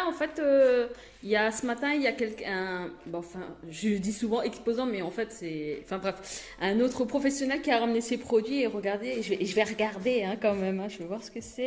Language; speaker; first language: French; native; French